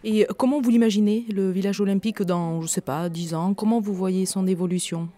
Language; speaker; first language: French; native; French